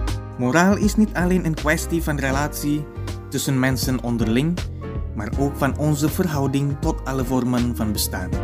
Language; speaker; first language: Dutch; non-native, fluent; Indonesian